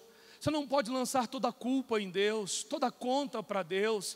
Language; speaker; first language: Portuguese; native; Portuguese